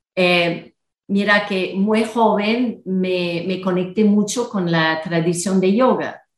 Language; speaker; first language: Spanish; non-native, fluent; French